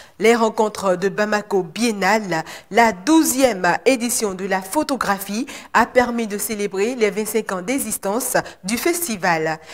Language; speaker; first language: French; non-native, local second language; Yoruba